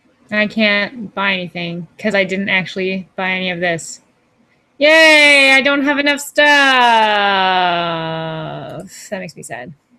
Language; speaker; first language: English; native; English